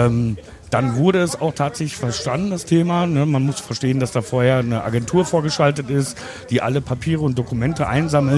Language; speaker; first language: German; native; German